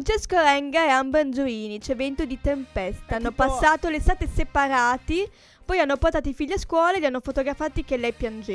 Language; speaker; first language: Italian; native; Italian